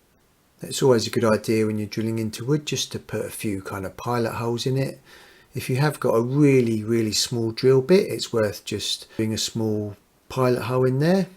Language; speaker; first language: English; native; English